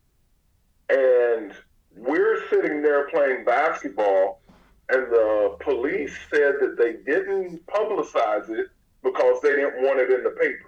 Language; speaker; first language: English; native; English